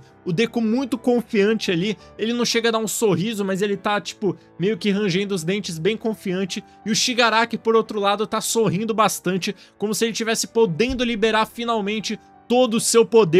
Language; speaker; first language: Portuguese; native; Portuguese